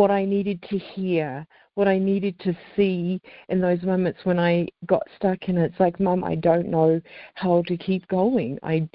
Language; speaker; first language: English; native; English